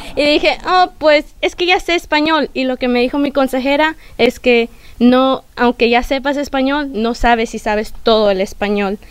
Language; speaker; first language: Spanish; early bilingual, heritage; Spanish